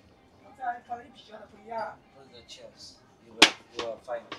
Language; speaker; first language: English; non-native, learner; Chinese